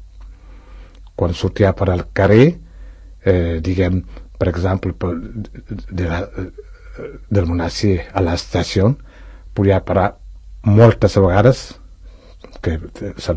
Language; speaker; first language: Catalan; non-native, fluent; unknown